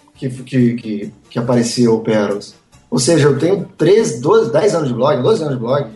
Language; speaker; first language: Portuguese; native; Portuguese